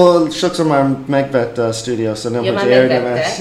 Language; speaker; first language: Hungarian; early bilingual, heritage; English